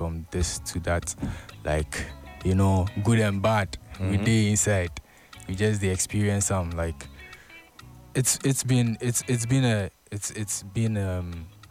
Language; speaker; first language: English; non-native, local second language; Akan